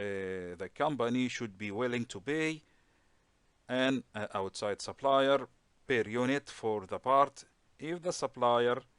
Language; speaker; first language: English; non-native, local second language; Arabic